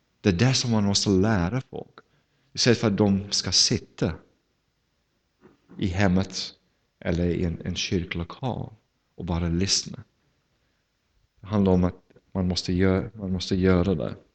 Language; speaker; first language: Swedish; non-native, fluent; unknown